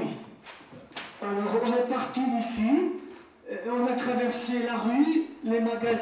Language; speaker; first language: French; non-native, learner; Turkish